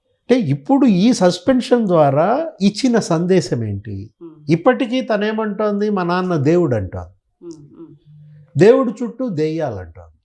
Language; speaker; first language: Telugu; native; Telugu